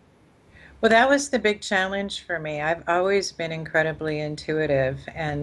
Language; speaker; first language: English; native; English